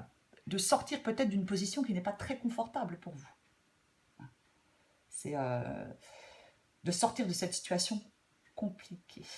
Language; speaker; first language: French; native; French